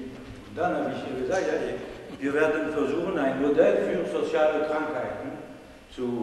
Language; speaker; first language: German; non-native, fluent; French